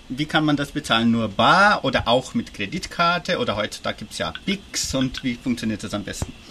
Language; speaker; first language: German; early bilingual, heritage; German